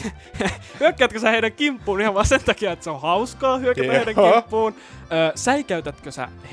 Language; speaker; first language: Finnish; native; Finnish